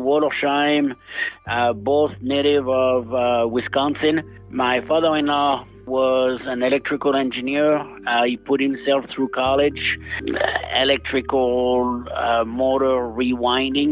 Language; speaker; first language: English; non-native, fluent; French